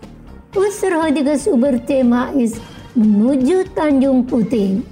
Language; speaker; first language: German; non-native, fluent; Indonesian